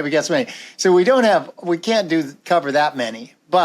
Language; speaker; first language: English; native; English